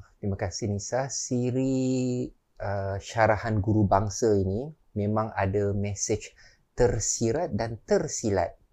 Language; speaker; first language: Malay; native; Malay